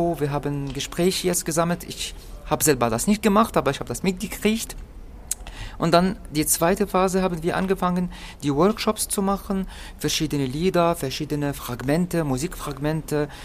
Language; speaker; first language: German; non-native, fluent; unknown